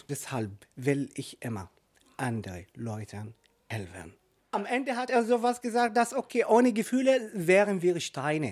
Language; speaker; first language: German; non-native, fluent; Arabic